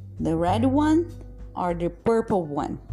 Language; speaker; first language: English; non-native, fluent; Portuguese